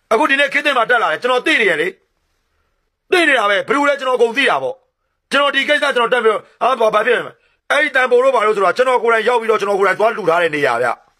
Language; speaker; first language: Burmese; non-native, local second language; Shan